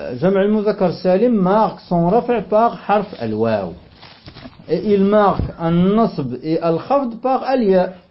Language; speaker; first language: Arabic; non-native, fluent; French